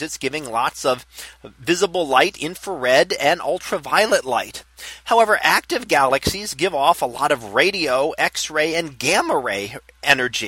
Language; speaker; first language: English; native; English